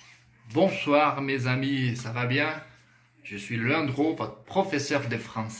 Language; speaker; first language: French; non-native, fluent; Portuguese